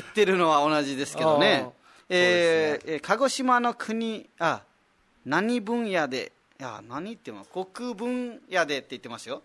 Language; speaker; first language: Japanese; non-native, fluent; Nepali